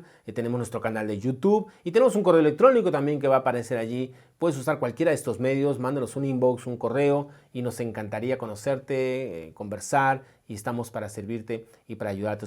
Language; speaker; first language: Spanish; native; Spanish